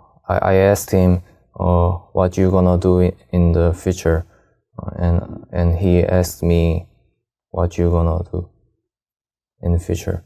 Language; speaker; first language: English; non-native, learner; Korean